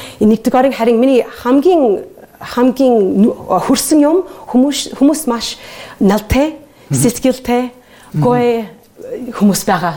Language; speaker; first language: Mongolian; non-native, learner; English